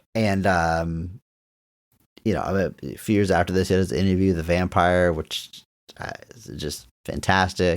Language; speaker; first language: English; native; English